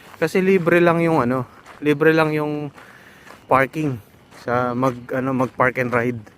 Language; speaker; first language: Filipino; native; Filipino